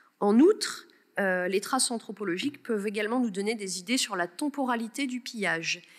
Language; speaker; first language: French; native; French